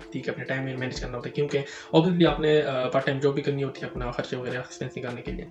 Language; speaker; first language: Urdu; native; Urdu